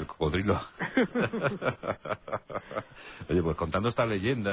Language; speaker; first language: Spanish; native; Spanish